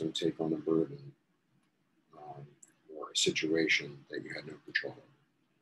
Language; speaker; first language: English; native; English